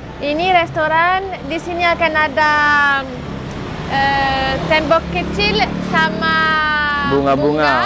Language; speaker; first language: Indonesian; non-native, learner; French